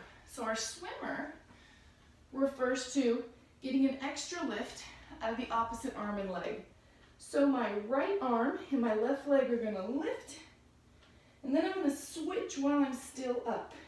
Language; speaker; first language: English; native; English